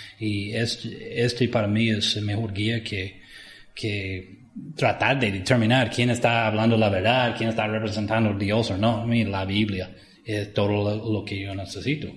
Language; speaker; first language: Spanish; non-native, fluent; English